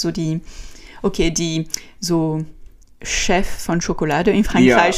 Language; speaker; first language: German; non-native, learner; French